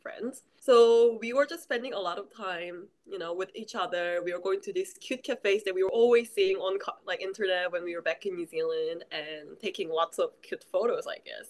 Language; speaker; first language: English; early bilingual, other home language; Korean